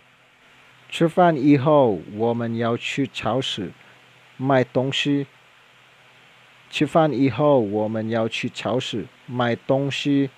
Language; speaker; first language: Chinese; non-native, learner; Filipino